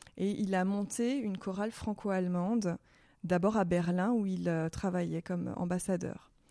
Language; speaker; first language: French; native; French